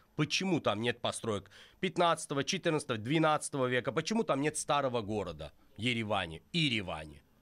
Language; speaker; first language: Russian; non-native, local second language; Azerbaijani